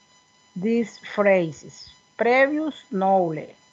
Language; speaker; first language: English; non-native, learner; Spanish